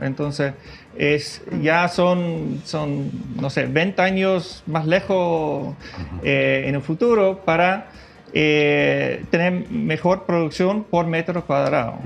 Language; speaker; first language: Spanish; non-native, fluent; Dutch